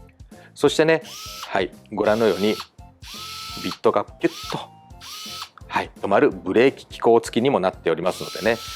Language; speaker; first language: Japanese; native; Japanese